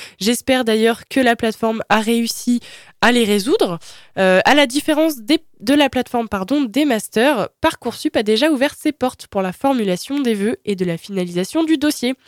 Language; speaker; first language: French; native; French